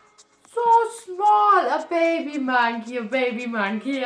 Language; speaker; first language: English; non-native, learner; German